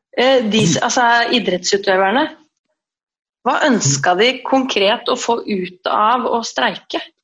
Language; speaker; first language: Norwegian; native; Norwegian